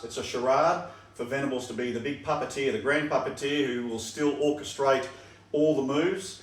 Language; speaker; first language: English; native; English